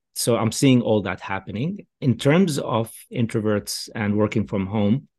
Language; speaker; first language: English; non-native, fluent; Arabic